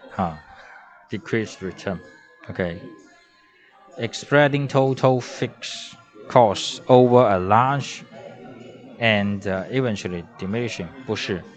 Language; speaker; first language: English; non-native, learner; Chinese